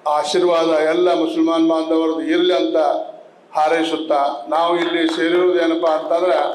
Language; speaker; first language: Kannada; non-native, local second language; Urdu